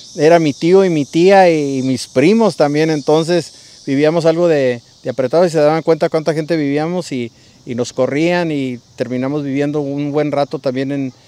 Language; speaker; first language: Spanish; native; Spanish